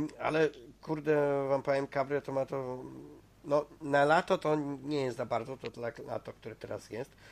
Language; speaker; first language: Polish; native; Polish